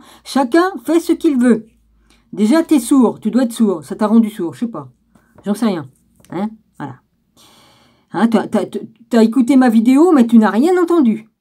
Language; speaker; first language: French; native; French